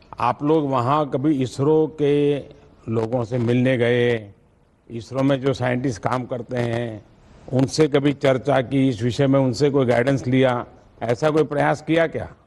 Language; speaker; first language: Hindi; non-native, local second language; Gujarati